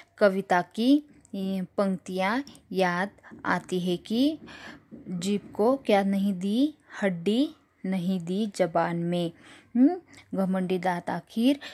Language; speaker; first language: Hindi; non-native, local second language; Marathi